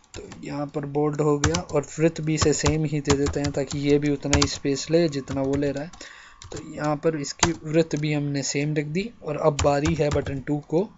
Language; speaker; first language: Hindi; native; Hindi